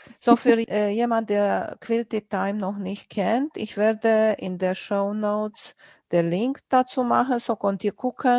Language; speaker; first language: German; non-native, fluent; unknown